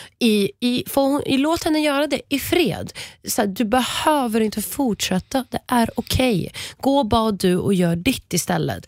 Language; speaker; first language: Swedish; native; Swedish